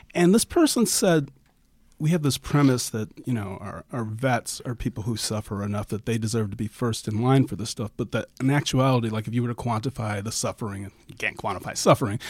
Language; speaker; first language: English; native; English